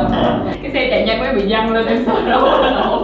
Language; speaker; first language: Vietnamese; native; Vietnamese